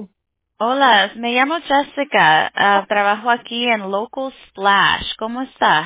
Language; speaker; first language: Spanish; early bilingual, heritage; Spanish